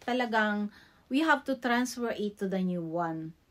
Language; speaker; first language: English; non-native, local second language; Filipino